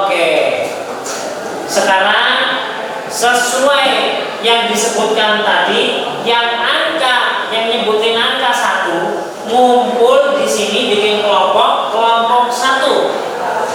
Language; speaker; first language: Indonesian; native; Indonesian